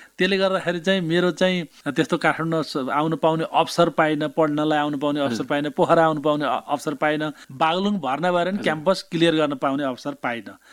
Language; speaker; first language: Nepali; native; Nepali